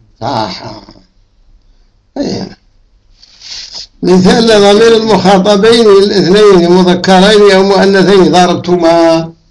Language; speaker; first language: Arabic; native; Arabic